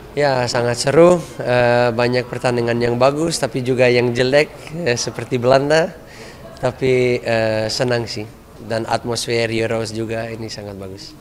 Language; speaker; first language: Indonesian; non-native, fluent; Dutch